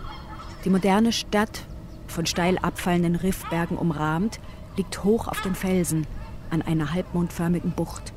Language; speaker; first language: German; native; German